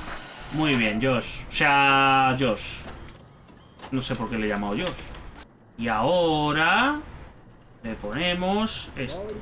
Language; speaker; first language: Spanish; native; Spanish